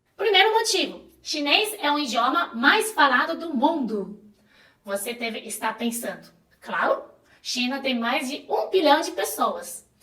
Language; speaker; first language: Portuguese; non-native, fluent; Chinese